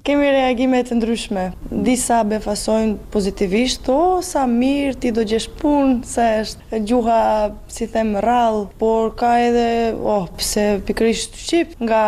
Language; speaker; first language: Albanian; non-native, fluent; Serbian